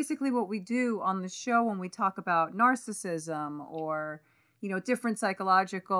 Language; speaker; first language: English; early bilingual, other home language; Spanish